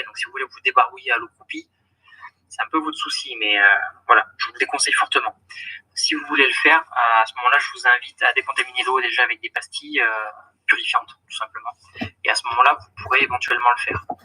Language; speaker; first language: French; native; French